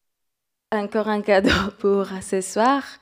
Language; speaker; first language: French; non-native, fluent; Spanish